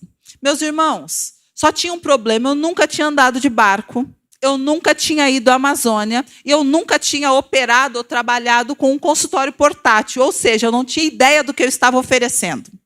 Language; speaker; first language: Portuguese; native; Portuguese